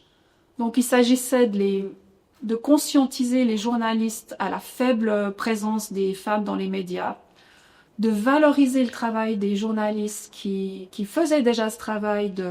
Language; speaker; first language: French; native; French